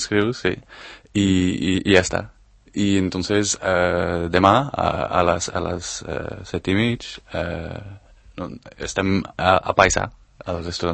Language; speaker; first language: Catalan; non-native, fluent; Spanish